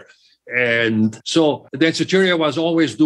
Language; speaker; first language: English; non-native, fluent; German